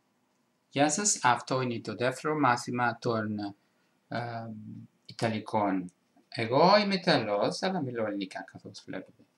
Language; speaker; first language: Greek; non-native, fluent; Italian